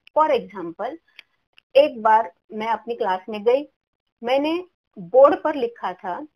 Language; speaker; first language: Hindi; non-native, local second language; Marathi